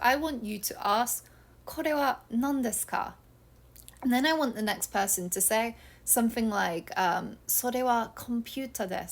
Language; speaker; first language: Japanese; non-native, fluent; English